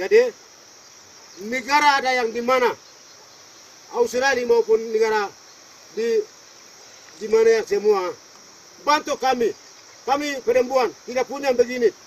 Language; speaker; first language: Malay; non-native, local second language; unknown